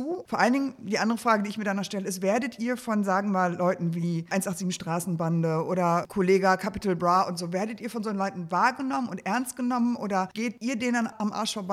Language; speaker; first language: German; native; German